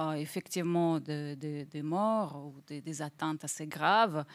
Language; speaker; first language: French; non-native, fluent; Russian